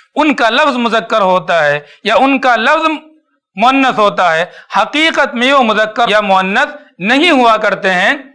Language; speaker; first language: Urdu; native; Urdu